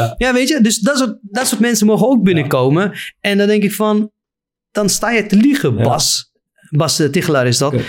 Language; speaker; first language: Dutch; non-native, fluent; Arabic